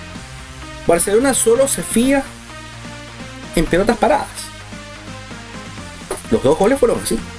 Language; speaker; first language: Spanish; native; Spanish